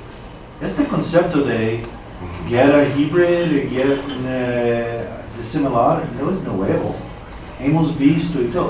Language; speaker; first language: Spanish; non-native, fluent; English